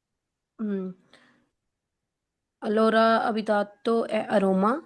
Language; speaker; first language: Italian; non-native, learner; Punjabi